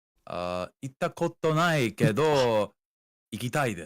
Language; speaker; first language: Japanese; non-native, learner; English